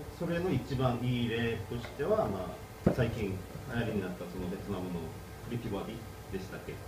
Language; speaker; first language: Japanese; non-native, fluent; Korean